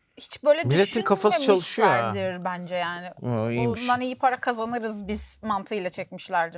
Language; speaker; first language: Turkish; native; Turkish